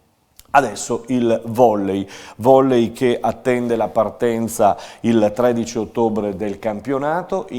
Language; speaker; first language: Italian; native; Italian